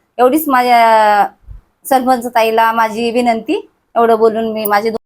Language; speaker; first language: Marathi; native; Marathi